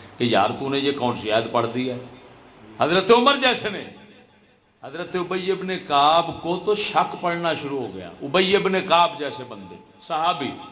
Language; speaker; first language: Urdu; native; Urdu